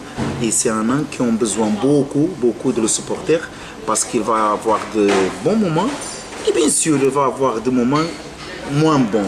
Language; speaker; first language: French; non-native, fluent; Portuguese